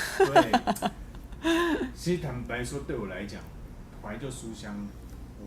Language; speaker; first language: Chinese; native; Chinese